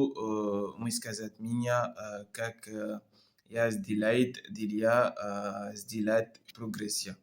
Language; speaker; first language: Russian; non-native, learner; French